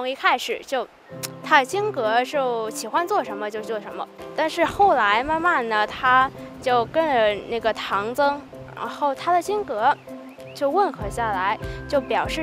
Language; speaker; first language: Chinese; non-native, fluent; Vietnamese